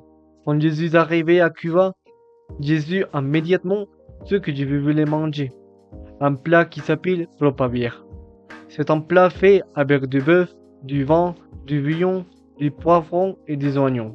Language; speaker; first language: French; non-native, learner; Spanish